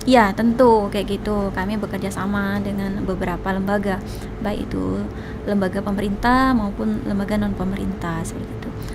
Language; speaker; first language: Indonesian; native; Indonesian